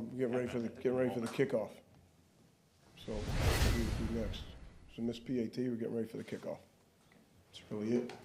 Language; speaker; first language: English; native; English